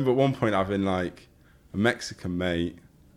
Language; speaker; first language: English; native; English